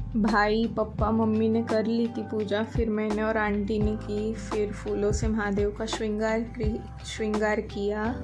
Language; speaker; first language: Hindi; non-native, local second language; Marathi